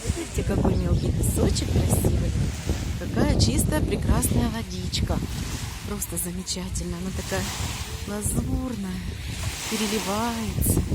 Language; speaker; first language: Russian; native; Russian